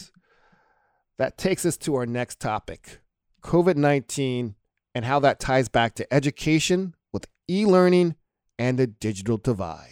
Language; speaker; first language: English; native; English